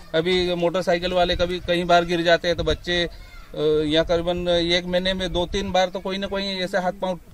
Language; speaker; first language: Hindi; native; Hindi